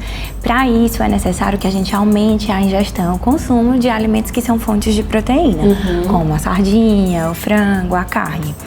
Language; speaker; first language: Portuguese; native; Portuguese